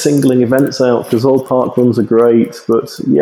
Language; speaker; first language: English; native; English